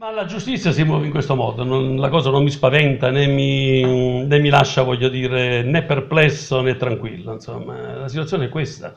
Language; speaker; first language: Italian; native; Italian